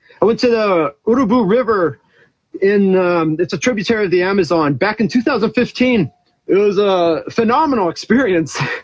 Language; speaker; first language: English; native; English